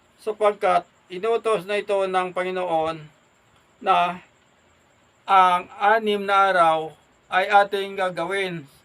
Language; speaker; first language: Filipino; non-native, local second language; Hiligaynon